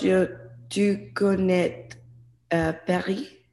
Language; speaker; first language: French; non-native, learner; English